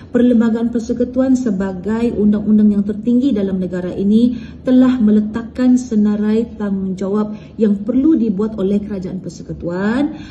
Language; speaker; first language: Malay; native; Malay